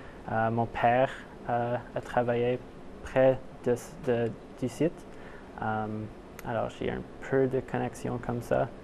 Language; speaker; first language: French; non-native, local second language; English